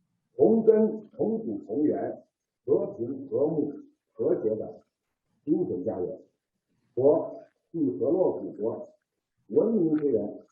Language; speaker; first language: Chinese; native; Chinese